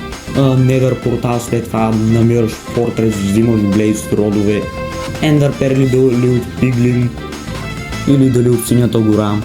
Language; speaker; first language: Bulgarian; native; Bulgarian